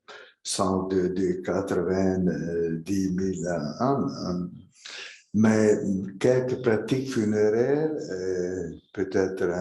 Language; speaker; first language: French; non-native, fluent; Italian